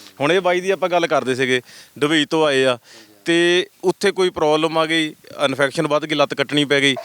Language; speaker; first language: Punjabi; native; Punjabi